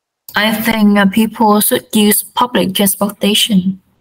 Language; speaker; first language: English; non-native, learner; Vietnamese